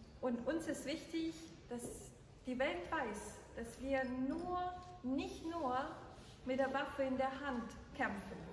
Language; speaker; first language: German; non-native, fluent; Ukrainian